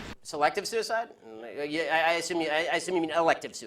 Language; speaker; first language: English; native; English